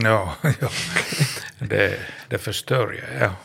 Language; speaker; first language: Swedish; non-native, learner; Finnish